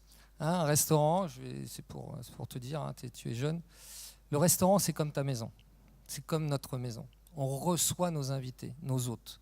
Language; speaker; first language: French; native; French